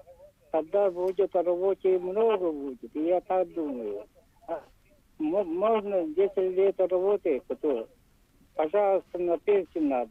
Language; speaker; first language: Russian; non-native, local second language; Yakut